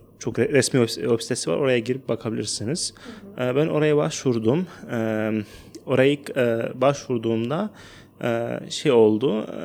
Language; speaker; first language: Turkish; non-native, fluent; Arabic